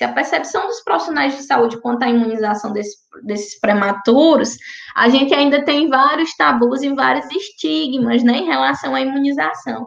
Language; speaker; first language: Portuguese; native; Portuguese